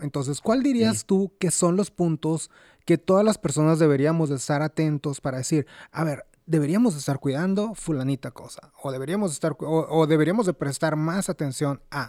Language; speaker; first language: Spanish; native; Spanish